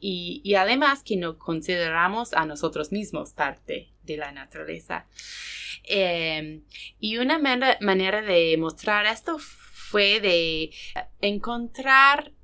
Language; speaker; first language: Spanish; non-native, fluent; English